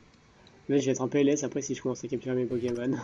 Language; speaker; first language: French; native; French